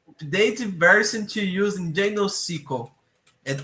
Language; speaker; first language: English; non-native, learner; Portuguese